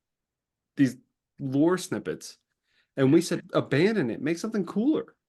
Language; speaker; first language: English; native; English